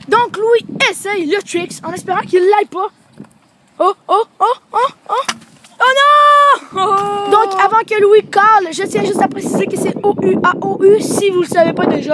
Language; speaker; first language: French; native; French